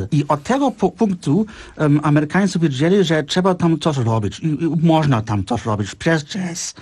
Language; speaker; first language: Polish; non-native, fluent; Czech